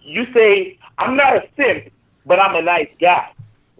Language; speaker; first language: English; native; English